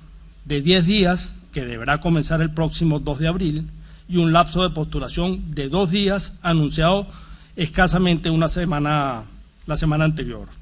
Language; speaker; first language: Spanish; native; Spanish